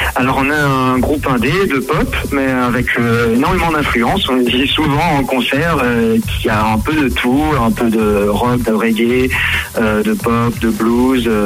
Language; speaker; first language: French; native; French